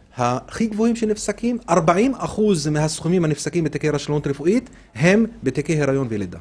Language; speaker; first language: Hebrew; non-native, local second language; Arabic